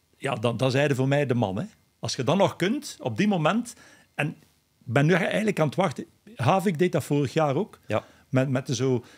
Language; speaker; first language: Dutch; native; Dutch